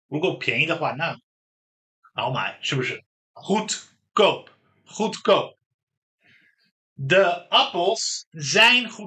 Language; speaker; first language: Dutch; non-native, fluent; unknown